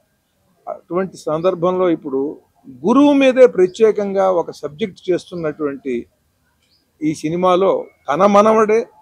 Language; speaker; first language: Telugu; native; Telugu